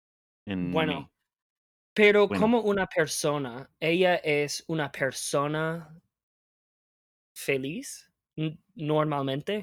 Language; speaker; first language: Spanish; non-native, fluent; English